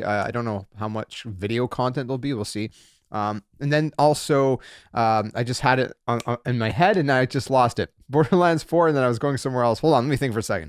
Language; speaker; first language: English; native; English